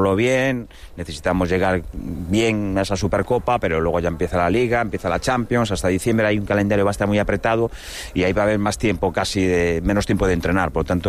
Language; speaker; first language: Spanish; native; Spanish